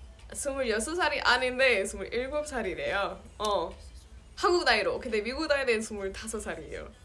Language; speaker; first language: Korean; non-native, fluent; English